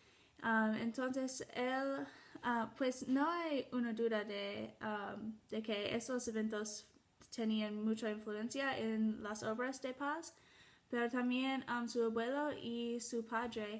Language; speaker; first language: Spanish; non-native, learner; English